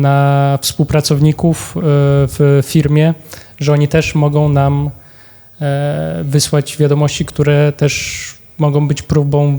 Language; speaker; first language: Polish; native; Polish